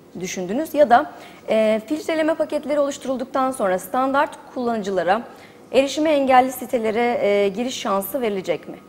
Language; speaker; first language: Turkish; native; Turkish